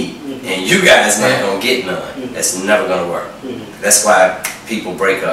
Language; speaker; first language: English; native; English